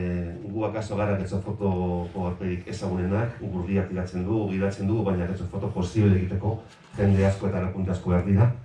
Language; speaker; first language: Basque; non-native, local second language; Spanish